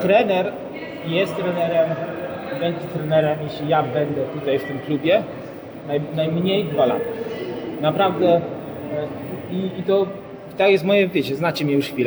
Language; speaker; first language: Polish; native; Polish